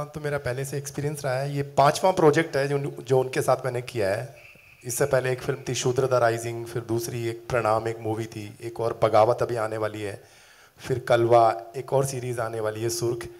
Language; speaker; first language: Hindi; native; Hindi